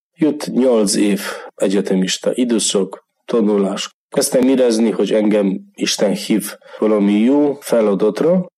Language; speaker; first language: Hungarian; non-native, learner; Polish